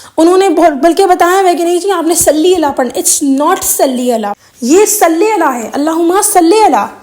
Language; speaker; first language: Urdu; native; Urdu